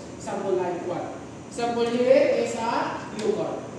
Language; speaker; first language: English; non-native, local second language; Filipino